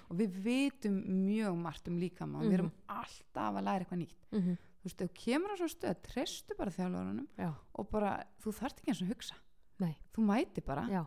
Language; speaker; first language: Icelandic; early bilingual, heritage; Icelandic